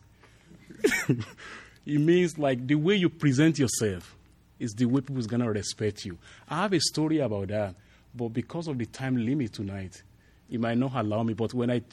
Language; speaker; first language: English; non-native, local second language; Yoruba